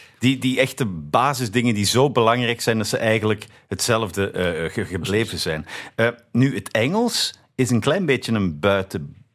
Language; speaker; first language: Dutch; native; Dutch